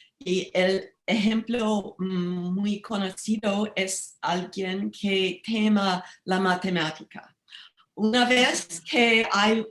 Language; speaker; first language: Spanish; non-native, learner; English